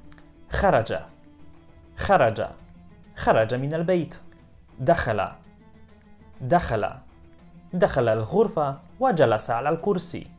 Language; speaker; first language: Arabic; non-native, fluent; Polish